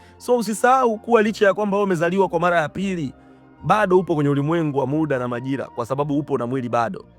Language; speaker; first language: Swahili; native; Swahili